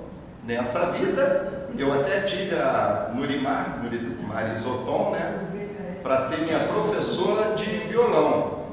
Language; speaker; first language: Portuguese; native; Portuguese